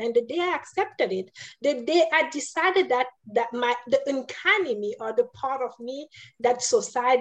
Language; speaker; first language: English; non-native, local second language; French